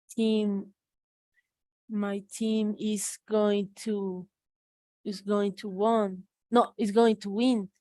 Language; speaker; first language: English; non-native, learner; Spanish